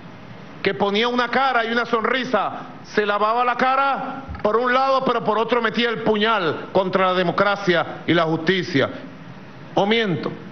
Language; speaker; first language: Spanish; native; Spanish